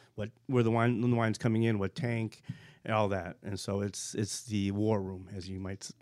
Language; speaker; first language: English; native; English